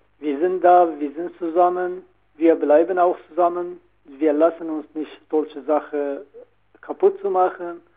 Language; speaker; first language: German; non-native, learner; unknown